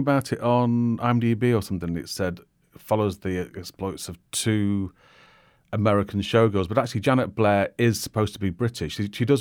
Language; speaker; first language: English; native; English